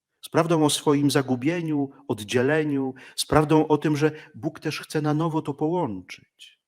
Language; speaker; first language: Polish; native; Polish